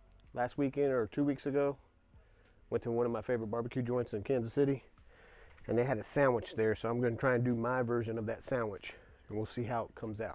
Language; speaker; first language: English; native; English